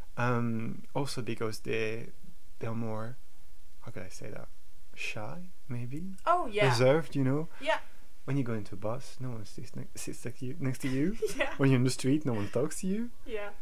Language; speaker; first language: English; non-native, fluent; French